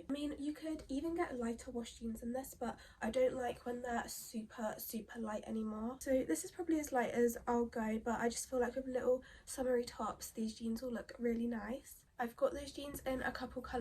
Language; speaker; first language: English; native; English